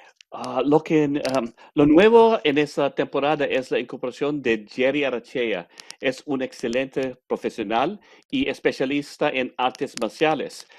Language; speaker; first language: Spanish; non-native, learner; English